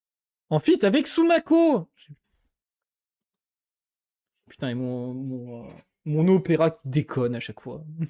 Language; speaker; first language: French; native; French